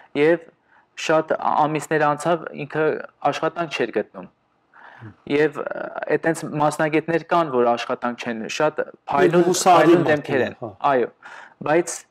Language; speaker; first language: Armenian; early bilingual, heritage; Armenian